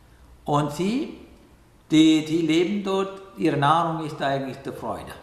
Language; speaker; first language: German; non-native, fluent; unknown